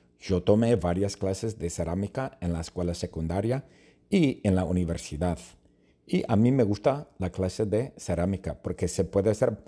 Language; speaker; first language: Spanish; non-native, fluent; English